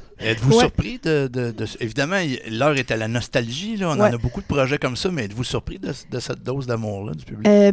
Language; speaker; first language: French; native; French